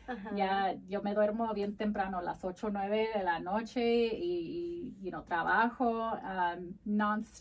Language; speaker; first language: Spanish; early bilingual, heritage; Spanish